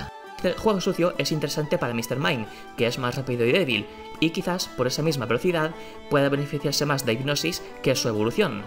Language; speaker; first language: Spanish; native; Spanish